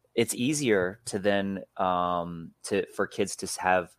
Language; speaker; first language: English; native; English